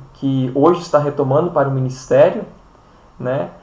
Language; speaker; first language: Portuguese; native; Portuguese